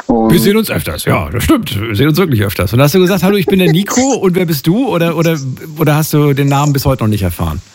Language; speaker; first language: German; native; German